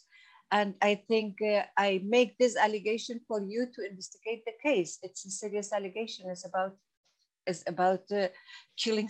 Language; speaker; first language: English; non-native, fluent; Persian